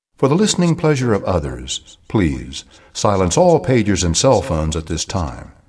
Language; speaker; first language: English; native; English